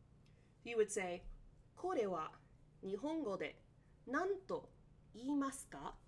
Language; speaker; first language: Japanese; non-native, fluent; English